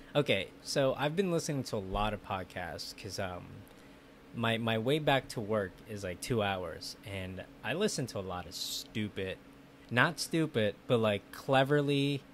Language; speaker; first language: English; early bilingual, other home language; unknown